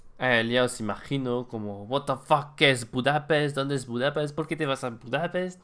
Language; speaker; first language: Spanish; non-native, fluent; French